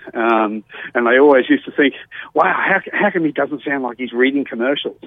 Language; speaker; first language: English; native; English